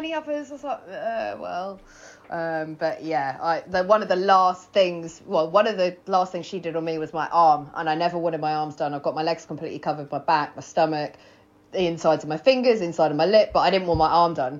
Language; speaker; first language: English; native; English